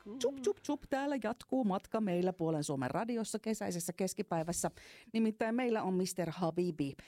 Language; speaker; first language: Finnish; native; Finnish